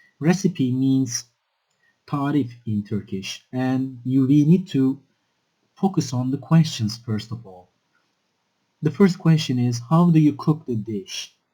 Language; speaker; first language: English; non-native, local second language; Turkish